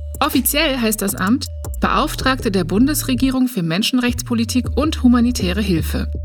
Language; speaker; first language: German; native; German